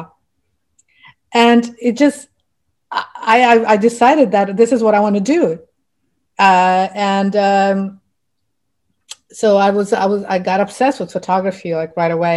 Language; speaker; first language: English; non-native, fluent; Russian